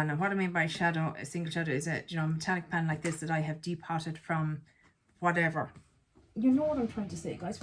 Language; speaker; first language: English; native; English